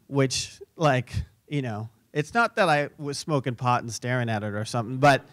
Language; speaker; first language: English; native; English